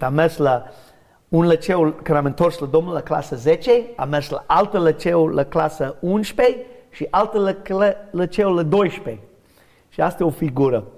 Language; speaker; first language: Romanian; non-native, learner; English